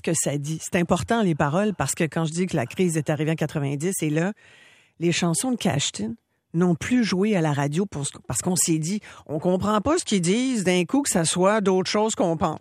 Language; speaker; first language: French; native; French